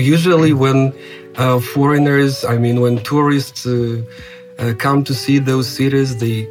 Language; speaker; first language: English; non-native, fluent; Kazakh